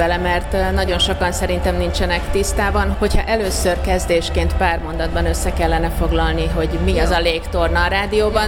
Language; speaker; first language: Hungarian; native; Hungarian